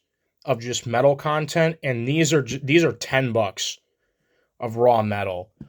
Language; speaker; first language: English; native; English